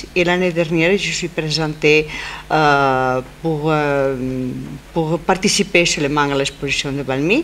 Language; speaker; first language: French; non-native, fluent; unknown